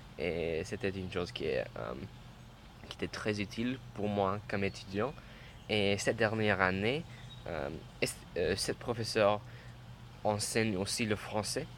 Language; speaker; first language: French; non-native, learner; English